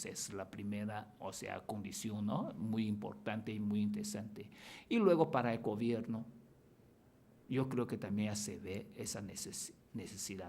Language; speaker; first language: Spanish; non-native, fluent; Chinese